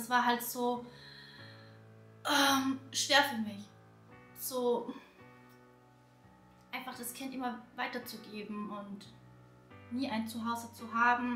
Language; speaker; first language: German; early bilingual, other home language; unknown